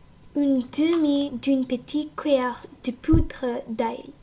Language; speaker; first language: French; non-native, learner; English